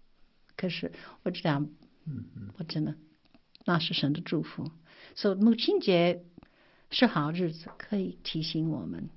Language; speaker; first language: Chinese; non-native, fluent; English